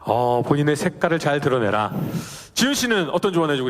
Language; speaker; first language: Korean; native; Korean